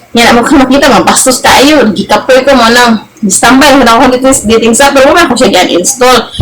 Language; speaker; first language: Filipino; non-native, local second language; Cebuano